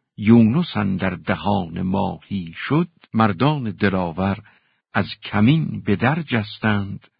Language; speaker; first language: Persian; native; Persian